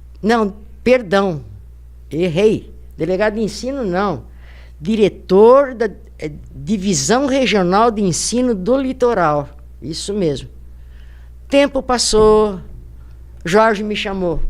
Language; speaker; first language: Portuguese; native; Portuguese